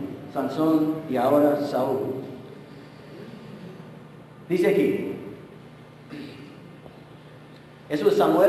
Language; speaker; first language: Spanish; non-native, fluent; English